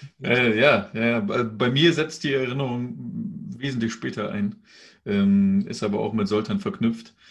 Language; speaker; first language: German; native; German